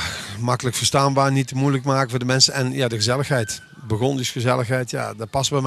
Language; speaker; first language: Dutch; native; Dutch